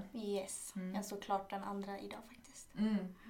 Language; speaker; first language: Swedish; early bilingual, other home language; Spanish